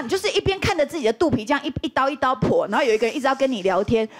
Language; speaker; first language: Chinese; native; Chinese